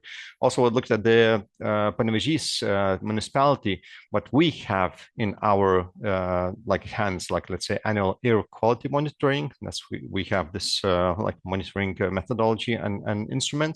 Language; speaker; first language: English; non-native, fluent; Lithuanian